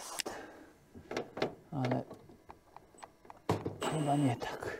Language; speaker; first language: Polish; native; Polish